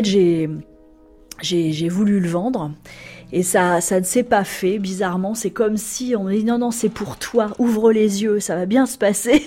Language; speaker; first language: French; native; French